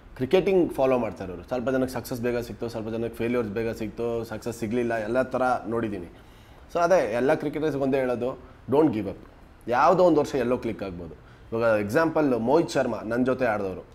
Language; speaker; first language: Kannada; non-native, local second language; Kodava